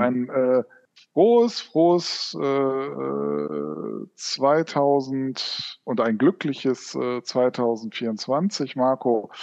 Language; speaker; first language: German; native; German